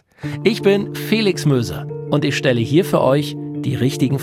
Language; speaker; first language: German; native; German